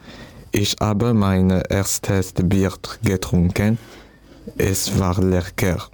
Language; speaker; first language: German; non-native, learner; French